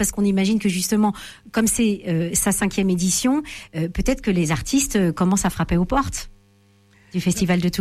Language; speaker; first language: French; native; French